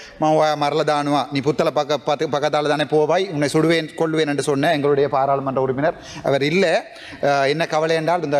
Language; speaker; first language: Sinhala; non-native, local second language; Tamil